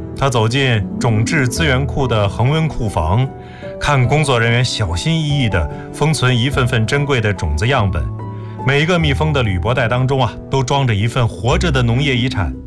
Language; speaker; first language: Chinese; native; Chinese